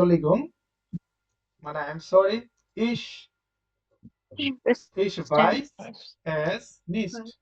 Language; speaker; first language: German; non-native, learner; Bangla